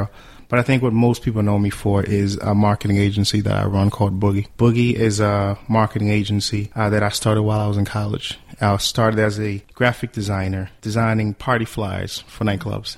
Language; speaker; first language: English; early bilingual, other home language; Haitian Creole